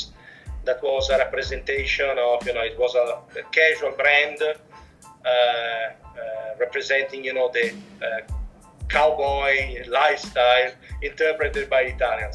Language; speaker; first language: English; non-native, fluent; Italian